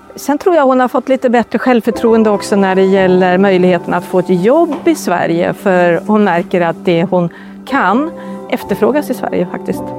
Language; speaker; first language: Swedish; native; Swedish